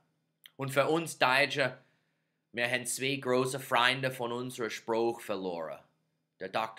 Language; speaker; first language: German; non-native, fluent; English